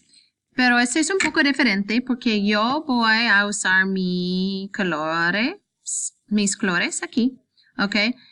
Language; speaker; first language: Spanish; non-native, learner; English